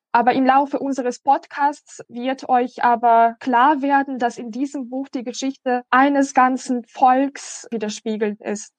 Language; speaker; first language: German; non-native, fluent; Russian